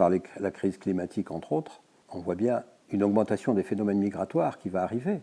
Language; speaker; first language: French; native; French